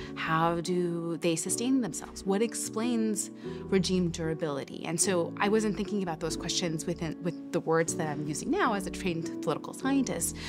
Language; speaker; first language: English; native; English